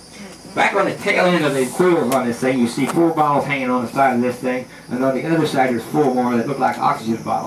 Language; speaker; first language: English; native; English